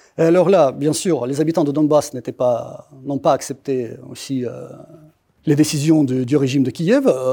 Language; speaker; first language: French; non-native, fluent; Russian